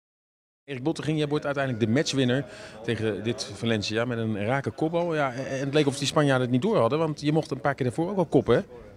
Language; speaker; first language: Dutch; native; Dutch